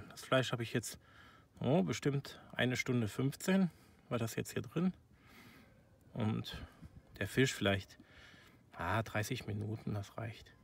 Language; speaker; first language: German; native; German